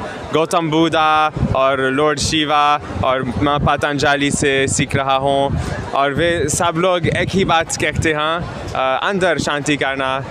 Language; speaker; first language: Hindi; non-native, learner; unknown